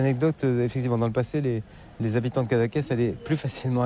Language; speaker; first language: French; native; French